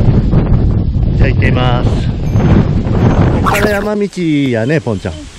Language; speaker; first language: Japanese; native; Japanese